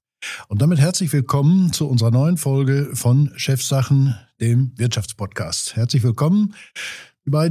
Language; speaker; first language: German; native; German